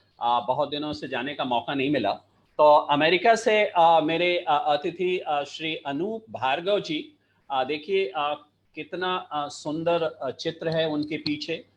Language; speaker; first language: Hindi; native; Hindi